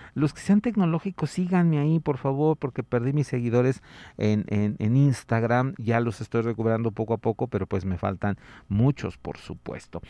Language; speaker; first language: Spanish; native; Spanish